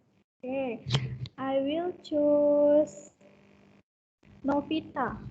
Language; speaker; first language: English; non-native, fluent; Indonesian